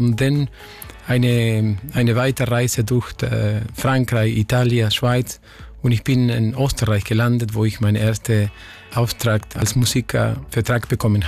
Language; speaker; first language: German; non-native, fluent; Spanish